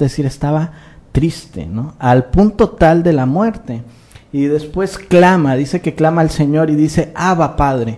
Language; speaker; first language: Spanish; native; Spanish